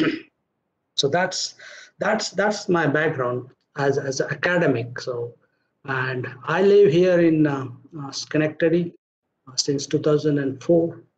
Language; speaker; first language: English; non-native, local second language; Marathi